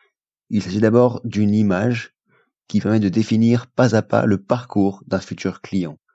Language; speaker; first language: French; native; French